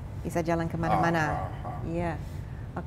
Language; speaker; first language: Indonesian; non-native, fluent; English